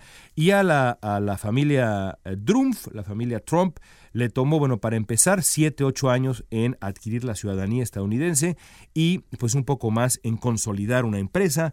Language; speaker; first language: Spanish; native; Spanish